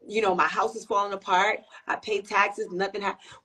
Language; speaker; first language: English; native; English